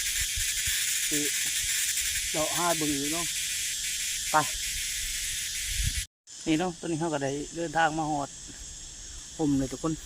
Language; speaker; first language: Thai; non-native, local second language; Northeastern Thai